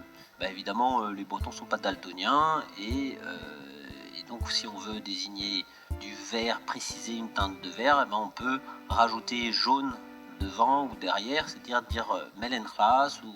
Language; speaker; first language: French; native; French